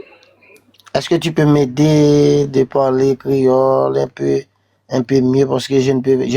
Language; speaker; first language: French; non-native, learner; Spanish